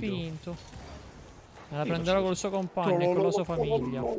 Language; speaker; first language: Italian; native; Italian